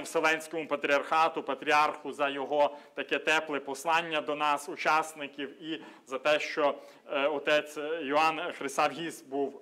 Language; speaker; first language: Ukrainian; native; Ukrainian